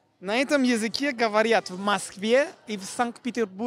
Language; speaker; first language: Russian; non-native, fluent; Italian